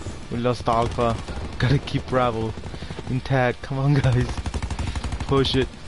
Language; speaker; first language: English; non-native, fluent; Spanish